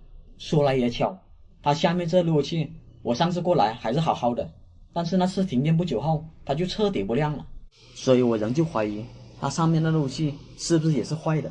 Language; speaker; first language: Chinese; native; Chinese